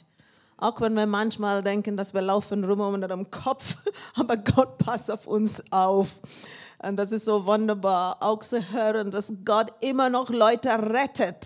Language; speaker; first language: German; non-native, learner; English